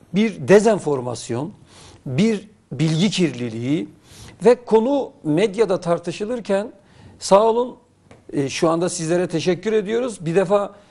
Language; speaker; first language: Turkish; native; Turkish